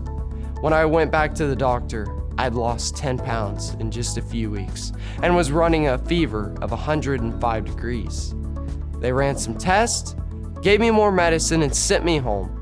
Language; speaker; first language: English; native; English